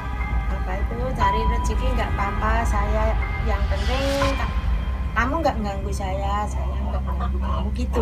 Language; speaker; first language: Indonesian; non-native, local second language; Javanese